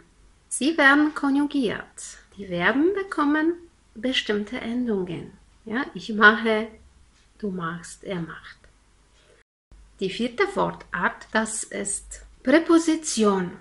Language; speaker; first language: German; non-native, fluent; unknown